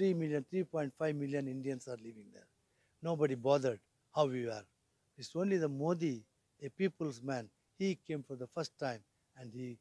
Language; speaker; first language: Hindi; non-native, local second language; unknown